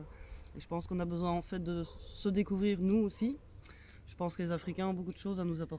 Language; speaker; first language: French; native; French